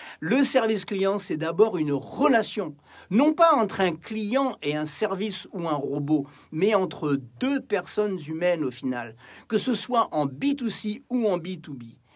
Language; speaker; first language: French; native; French